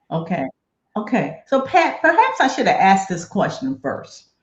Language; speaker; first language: English; native; English